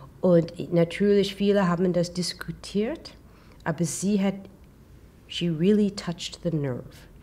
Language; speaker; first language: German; non-native, learner; English